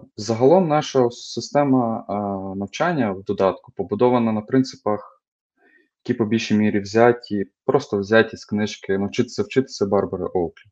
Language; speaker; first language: Ukrainian; native; Ukrainian